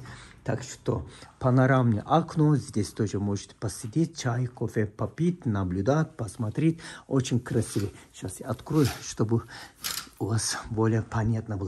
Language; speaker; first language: Russian; non-native, fluent; Turkish